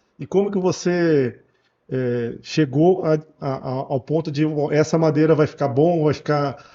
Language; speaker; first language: Portuguese; native; Portuguese